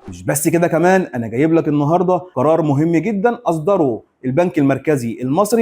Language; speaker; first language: Arabic; native; Arabic